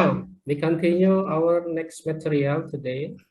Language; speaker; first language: English; non-native, fluent; Indonesian